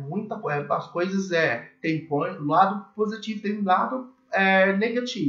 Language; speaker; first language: Portuguese; non-native, learner; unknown